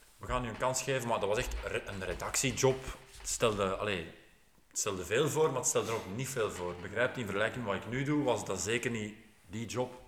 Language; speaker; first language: Dutch; native; Dutch